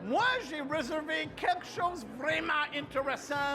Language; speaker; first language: French; non-native, local second language; English